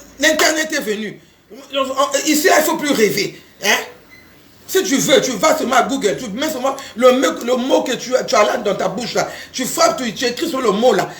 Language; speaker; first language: French; non-native, local second language; Lingala